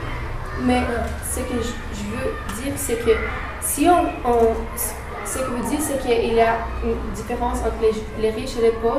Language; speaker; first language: French; non-native, learner; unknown